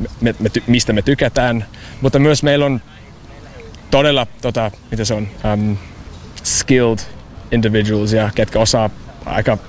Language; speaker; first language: Finnish; non-native, learner; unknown